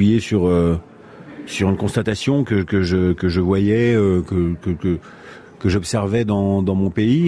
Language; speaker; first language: French; native; French